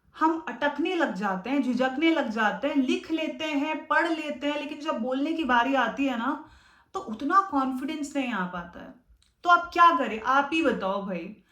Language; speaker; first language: Hindi; native; Hindi